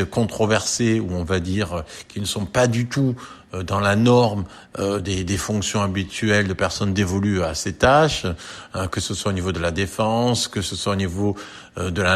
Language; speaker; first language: French; native; French